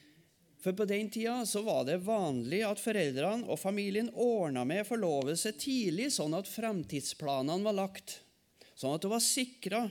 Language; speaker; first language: Norwegian; native; Norwegian